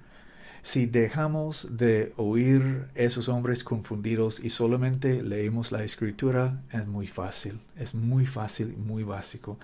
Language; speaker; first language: Spanish; non-native, learner; English